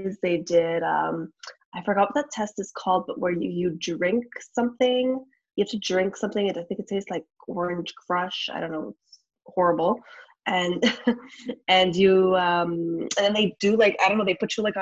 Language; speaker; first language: English; native; English